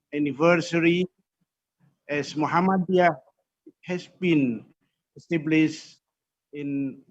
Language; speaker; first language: English; non-native, fluent; Indonesian